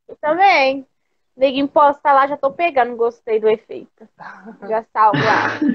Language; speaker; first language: Portuguese; native; Portuguese